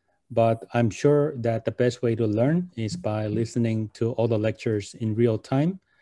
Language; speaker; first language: English; non-native, fluent; Korean